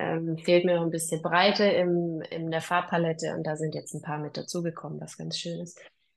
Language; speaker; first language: German; native; German